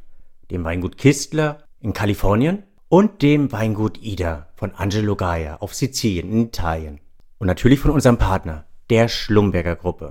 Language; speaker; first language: German; native; German